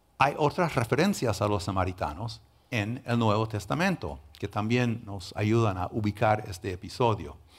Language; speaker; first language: Spanish; non-native, fluent; English